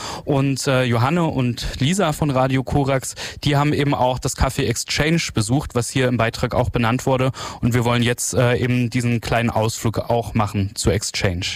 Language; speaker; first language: German; native; German